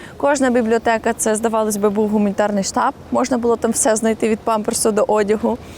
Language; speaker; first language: Ukrainian; native; Ukrainian